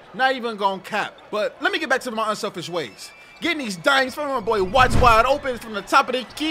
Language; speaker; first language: English; native; English